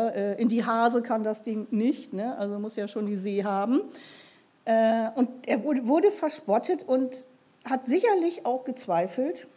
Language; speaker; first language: German; native; German